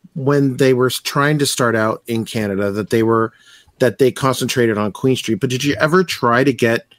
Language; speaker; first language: English; native; English